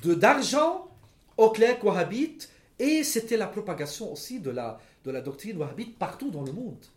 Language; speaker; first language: French; non-native, local second language; Arabic